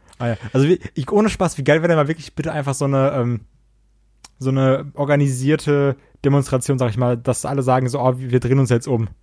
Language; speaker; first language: German; native; German